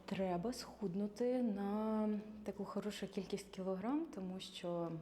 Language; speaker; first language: Ukrainian; non-native, local second language; Russian